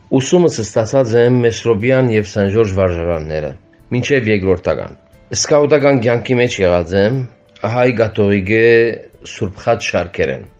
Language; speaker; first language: Armenian; early bilingual, heritage; Armenian